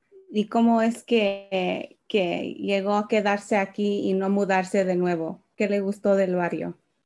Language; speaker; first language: Spanish; early bilingual, heritage; Spanish